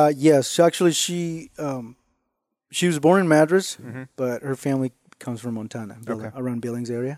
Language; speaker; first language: English; non-native, fluent; Spanish